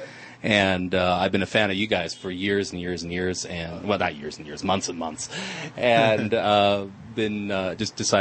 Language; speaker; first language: English; native; English